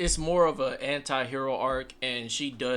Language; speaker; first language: English; native; English